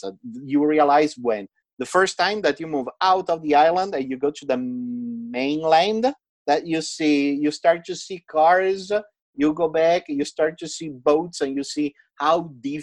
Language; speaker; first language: English; non-native, fluent; Italian